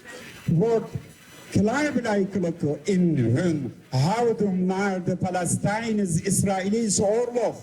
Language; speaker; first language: Dutch; non-native, fluent; Uyghur